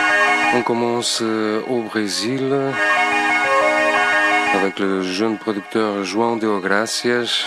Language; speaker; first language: French; non-native, fluent; Portuguese